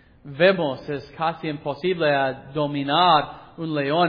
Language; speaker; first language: Spanish; non-native, learner; English